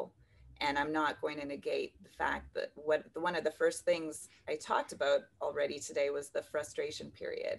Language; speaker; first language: English; native; English